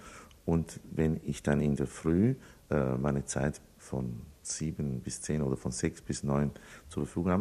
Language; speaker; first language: German; non-native, fluent; Italian